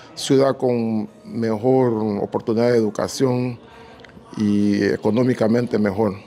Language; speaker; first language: Spanish; native; Spanish